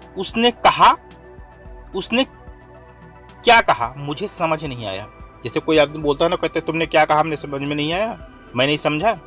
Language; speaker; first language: Hindi; native; Hindi